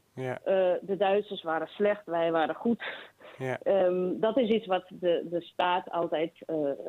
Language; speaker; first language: Dutch; non-native, fluent; Ukrainian